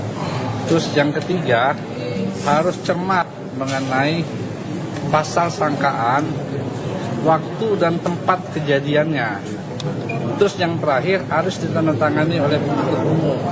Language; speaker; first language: Indonesian; native; Indonesian